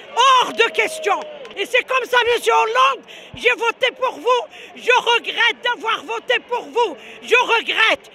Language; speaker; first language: French; non-native, local second language; Arabic